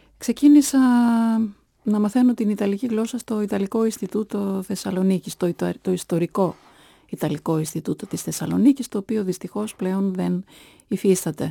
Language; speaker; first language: Greek; native; Greek